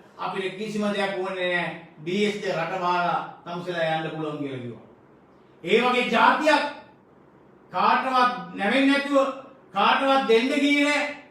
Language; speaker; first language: Sinhala; non-native, local second language; Tamil